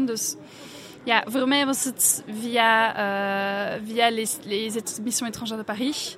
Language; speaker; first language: Dutch; non-native, fluent; French